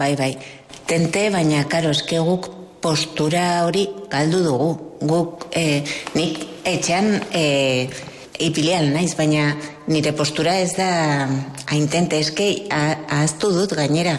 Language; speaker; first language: Basque; non-native, local second language; Spanish